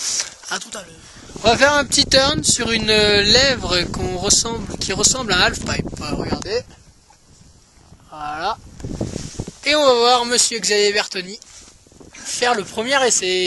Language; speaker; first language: French; native; French